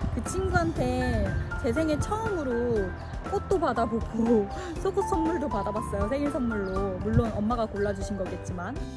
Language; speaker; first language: Korean; early bilingual, heritage; Korean